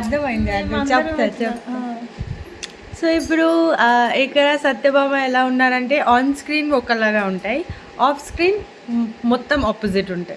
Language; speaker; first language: Telugu; non-native, fluent; Bangla